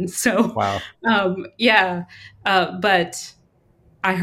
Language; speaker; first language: English; native; English